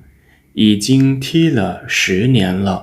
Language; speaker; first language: Chinese; non-native, fluent; Lao